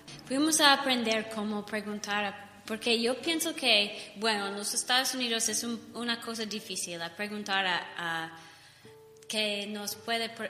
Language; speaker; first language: Spanish; non-native, learner; English